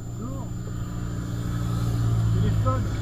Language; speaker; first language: French; native; French